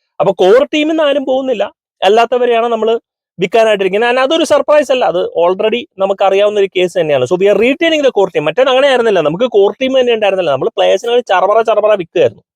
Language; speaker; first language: Malayalam; native; Malayalam